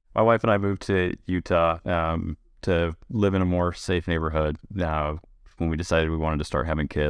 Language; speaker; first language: English; native; English